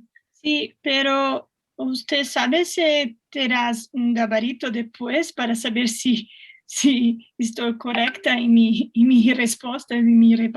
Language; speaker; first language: Spanish; non-native, learner; Portuguese